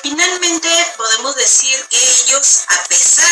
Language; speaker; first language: Spanish; native; Spanish